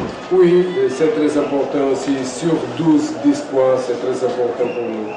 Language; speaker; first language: French; non-native, fluent; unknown